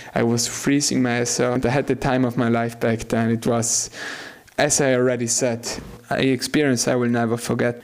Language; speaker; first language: English; non-native, fluent; German